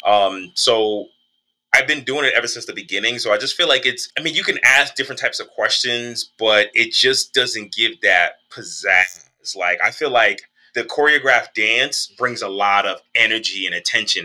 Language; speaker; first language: English; native; English